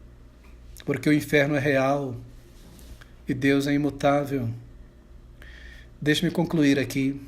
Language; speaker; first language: Portuguese; native; Portuguese